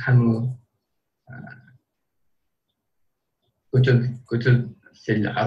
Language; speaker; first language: Arabic; non-native, learner; English